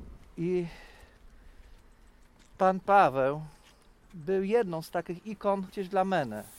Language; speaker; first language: Polish; non-native, local second language; Rusyn